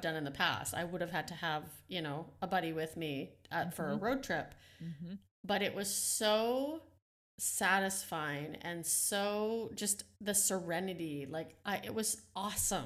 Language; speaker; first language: English; non-native, fluent; Dutch